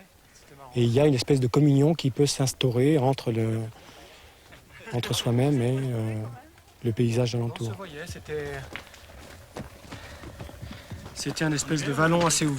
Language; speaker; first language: French; native; French